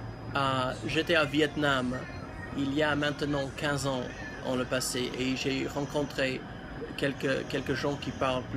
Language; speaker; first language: French; non-native, learner; English